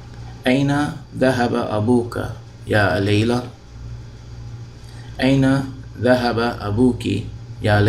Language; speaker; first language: Arabic; non-native, fluent; English